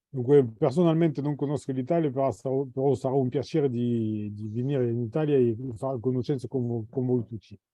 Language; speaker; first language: Italian; non-native, fluent; French